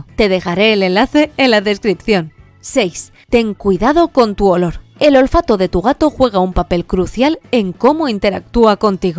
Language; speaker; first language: Spanish; native; Spanish